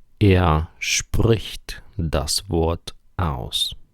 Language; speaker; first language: German; non-native, fluent; Ukrainian